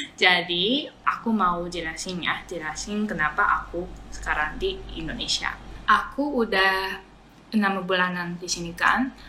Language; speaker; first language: Indonesian; non-native, fluent; Japanese